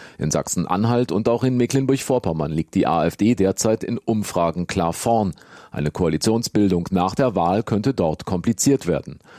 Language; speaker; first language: German; native; German